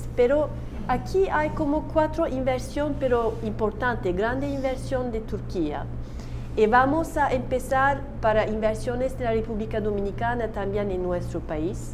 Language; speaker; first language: Spanish; non-native, learner; Turkish